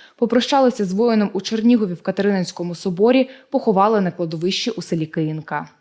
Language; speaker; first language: Ukrainian; native; Ukrainian